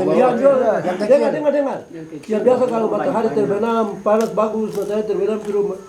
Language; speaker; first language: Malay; non-native, local second language; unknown